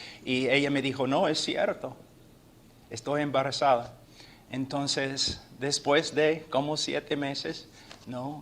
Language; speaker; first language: Spanish; non-native, fluent; English